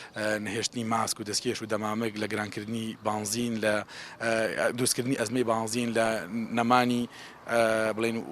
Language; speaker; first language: Central Kurdish; native; Central Kurdish